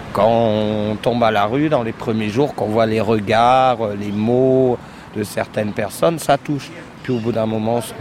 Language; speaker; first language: French; native; French